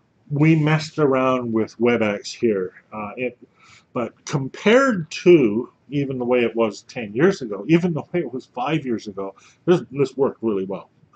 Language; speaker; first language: English; native; English